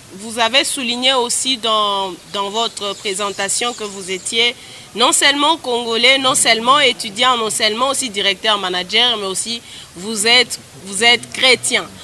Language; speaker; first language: French; non-native, local second language; Swahili